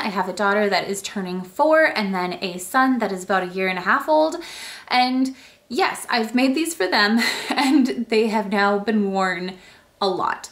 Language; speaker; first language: English; native; English